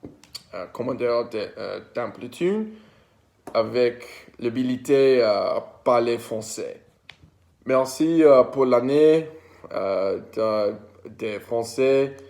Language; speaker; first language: French; non-native, learner; English